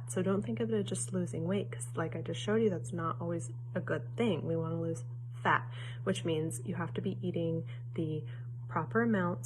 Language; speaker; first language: English; native; English